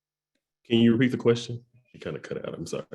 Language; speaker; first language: English; native; English